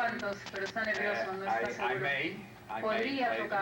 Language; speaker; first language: Spanish; native; Spanish